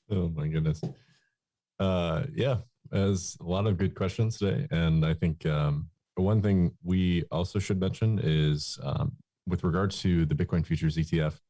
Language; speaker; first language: English; native; English